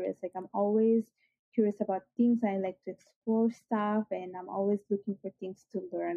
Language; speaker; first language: English; non-native, fluent; Italian